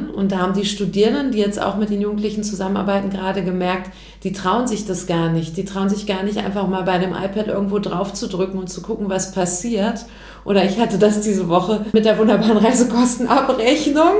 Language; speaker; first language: German; native; German